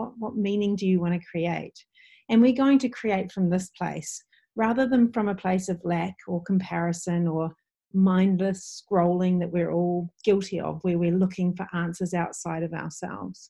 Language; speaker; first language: English; native; English